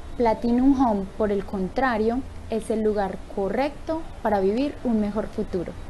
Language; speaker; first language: Spanish; native; Spanish